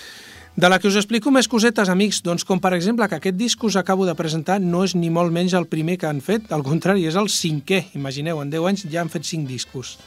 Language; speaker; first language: Catalan; native; Catalan